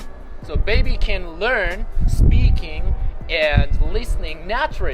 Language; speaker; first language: English; non-native, fluent; Japanese